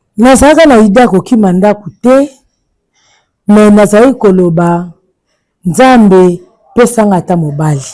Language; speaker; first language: Lingala; native; Lingala